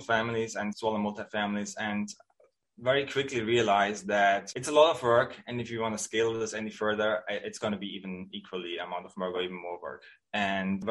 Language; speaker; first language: English; non-native, fluent; German